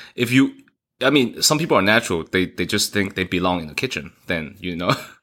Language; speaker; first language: English; early bilingual, other home language; Cantonese